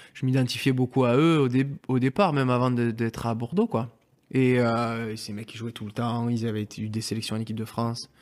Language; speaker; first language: French; native; French